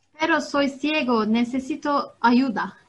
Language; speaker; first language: Spanish; non-native, learner; Turkish